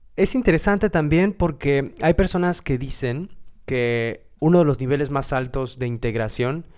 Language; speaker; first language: Spanish; native; Spanish